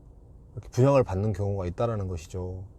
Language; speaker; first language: Korean; native; Korean